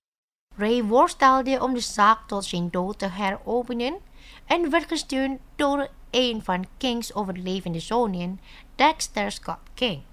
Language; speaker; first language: Dutch; non-native, fluent; Indonesian